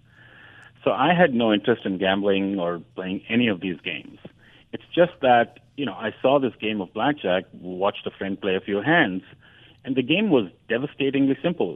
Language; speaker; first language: English; non-native, local second language; Hindi